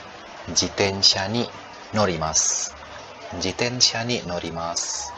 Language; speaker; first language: Japanese; non-native, fluent; Indonesian